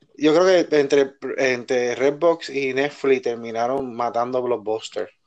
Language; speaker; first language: Spanish; native; Spanish